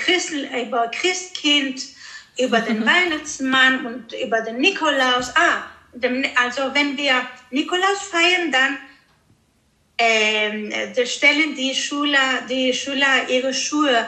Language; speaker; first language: German; early bilingual, other home language; Greek